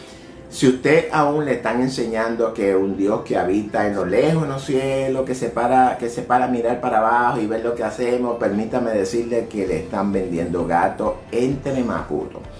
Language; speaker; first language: Spanish; native; Spanish